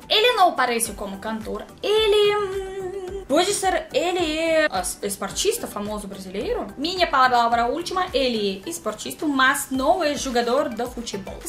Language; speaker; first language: Portuguese; non-native, learner; Russian